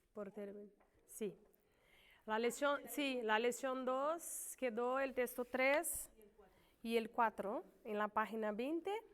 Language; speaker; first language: Spanish; non-native, learner; Portuguese